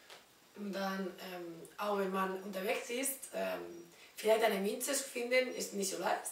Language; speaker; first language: German; non-native, learner; Spanish